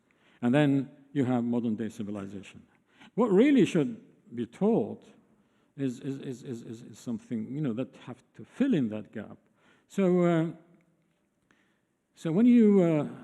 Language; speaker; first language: English; non-native, fluent; Arabic